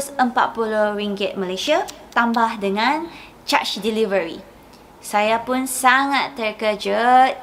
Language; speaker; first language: Malay; native; Malay